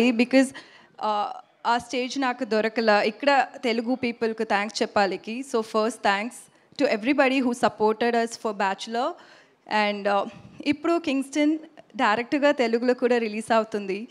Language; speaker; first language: Telugu; non-native, local second language; Tamil